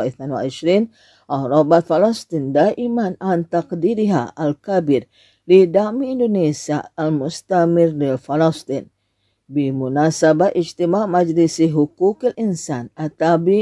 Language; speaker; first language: Arabic; non-native, fluent; Indonesian